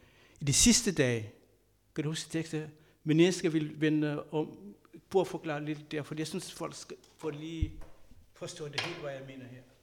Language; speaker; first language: Danish; non-native, fluent; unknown